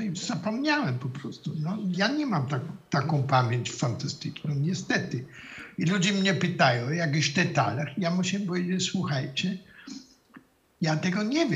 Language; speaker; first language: Polish; non-native, fluent; German